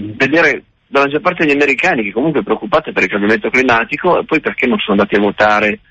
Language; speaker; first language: Italian; native; Italian